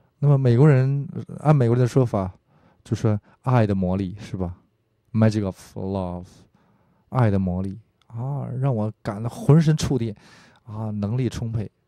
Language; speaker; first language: Chinese; non-native, fluent; Korean